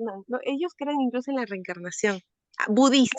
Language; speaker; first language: Spanish; native; Spanish